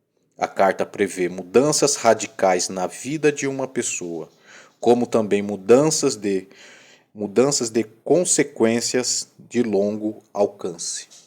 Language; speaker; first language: Portuguese; native; Portuguese